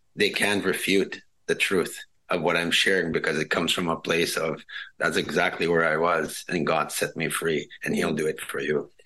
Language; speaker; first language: English; non-native, fluent; Cree